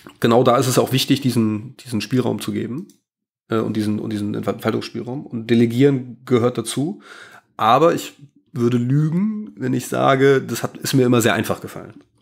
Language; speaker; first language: German; native; German